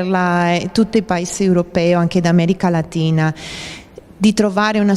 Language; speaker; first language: Italian; non-native, fluent; Spanish